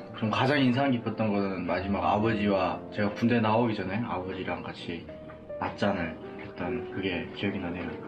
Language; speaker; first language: Korean; native; Korean